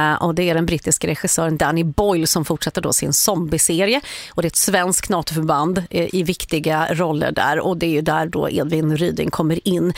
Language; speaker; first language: Swedish; native; Swedish